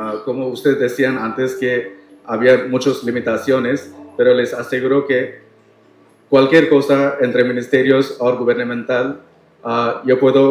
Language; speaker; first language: Spanish; non-native, learner; Tamil